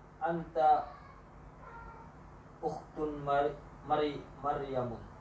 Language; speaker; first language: Arabic; non-native, learner; Indonesian